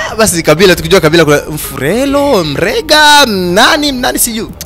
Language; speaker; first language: Swahili; non-native, local second language; Rundi